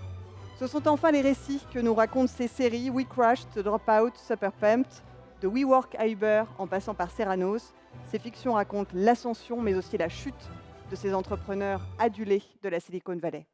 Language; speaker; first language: French; native; French